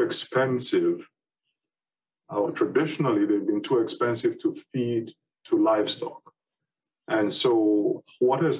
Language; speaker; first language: English; non-native, local second language; Yoruba